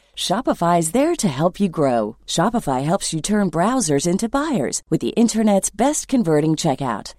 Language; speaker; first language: English; native; English